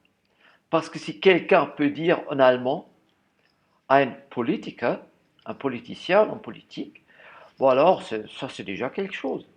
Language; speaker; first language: French; non-native, fluent; German